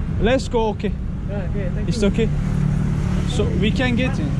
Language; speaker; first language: English; non-native, learner; Turkish